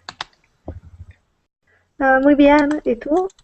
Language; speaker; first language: Spanish; non-native, learner; Czech